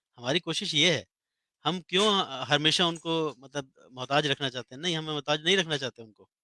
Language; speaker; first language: Urdu; native; Urdu